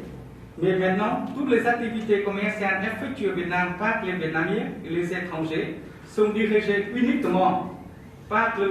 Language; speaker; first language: French; non-native, fluent; Vietnamese